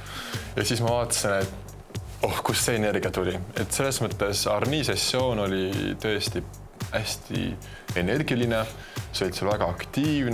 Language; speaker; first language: Estonian; native; Estonian